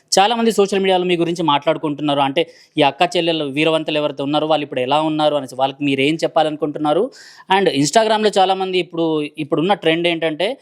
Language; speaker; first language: Telugu; native; Telugu